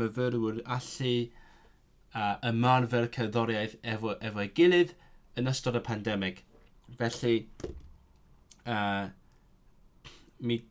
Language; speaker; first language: Welsh; non-native, learner; Cantonese